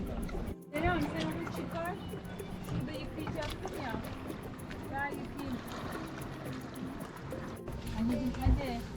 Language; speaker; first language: Turkish; native; Turkish